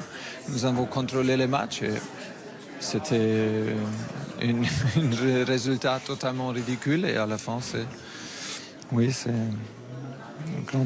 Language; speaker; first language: French; non-native, fluent; German